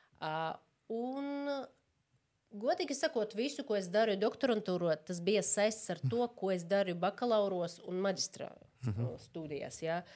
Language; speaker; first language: Latvian; non-native, local second language; Russian